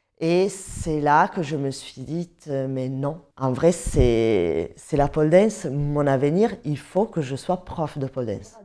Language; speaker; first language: French; non-native, fluent; Italian